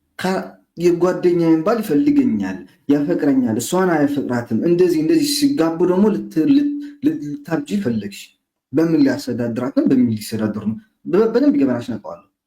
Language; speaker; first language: Amharic; non-native, local second language; Tigrinya